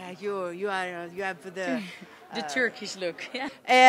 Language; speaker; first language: English; non-native, learner; Italian